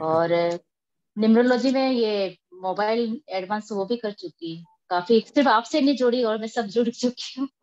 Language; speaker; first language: Hindi; non-native, local second language; Gujarati